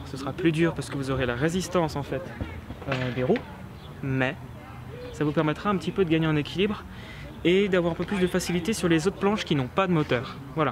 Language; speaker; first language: French; native; French